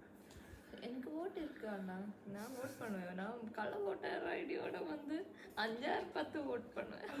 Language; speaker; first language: Tamil; non-native, learner; Malayalam